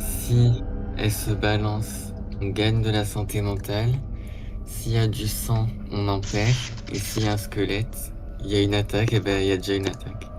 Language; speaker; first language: French; native; French